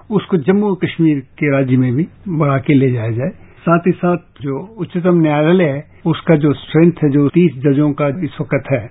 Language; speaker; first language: Hindi; non-native, local second language; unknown